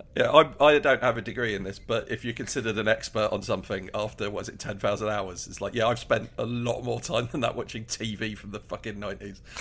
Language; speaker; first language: English; native; English